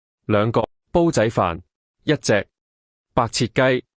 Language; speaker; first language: Cantonese; non-native, learner; Chinese